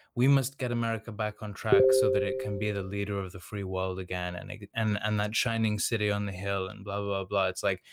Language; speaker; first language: English; non-native, local second language; Serbian